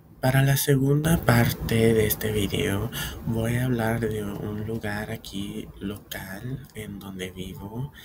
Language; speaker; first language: Spanish; early bilingual, heritage; Spanish